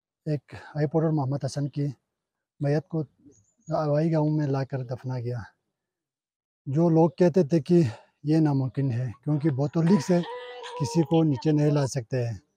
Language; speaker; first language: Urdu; non-native, local second language; Balti